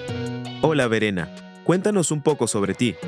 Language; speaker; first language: Spanish; native; Spanish